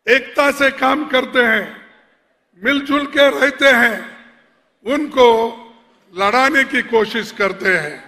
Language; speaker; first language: Hindi; non-native, local second language; Kannada